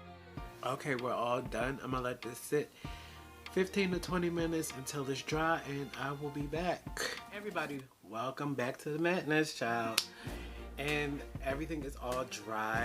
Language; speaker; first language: English; native; English